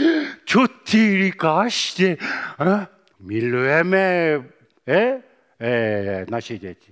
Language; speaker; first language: Czech; non-native, fluent; Korean